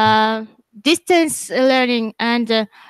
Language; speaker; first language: English; non-native, learner; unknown